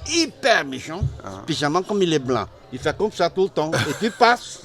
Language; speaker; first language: French; non-native, learner; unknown